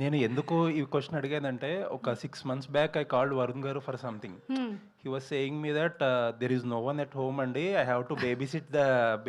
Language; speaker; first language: Telugu; native; Telugu